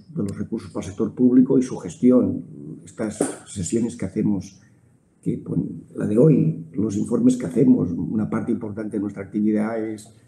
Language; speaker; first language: Spanish; native; Spanish